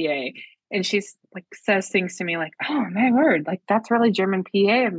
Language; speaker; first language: English; native; English